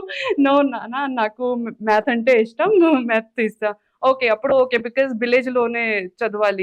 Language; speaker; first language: Telugu; non-native, learner; Hindi